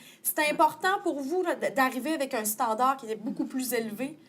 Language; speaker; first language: French; native; French